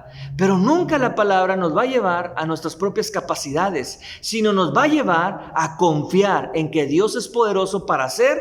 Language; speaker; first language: Spanish; native; Spanish